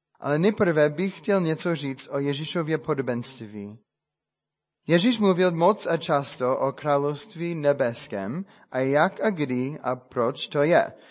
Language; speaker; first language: Czech; non-native, fluent; English